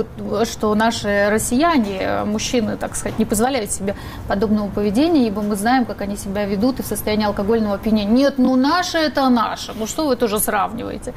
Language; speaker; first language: Russian; native; Russian